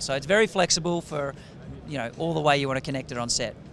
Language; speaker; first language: English; native; English